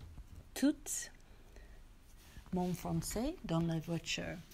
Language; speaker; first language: French; non-native, learner; English